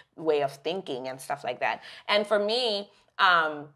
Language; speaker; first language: English; non-native, local second language; Shona